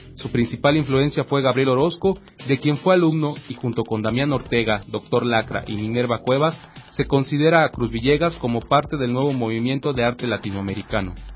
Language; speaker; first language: Spanish; native; Spanish